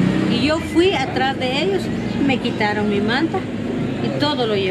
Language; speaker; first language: Spanish; non-native, local second language; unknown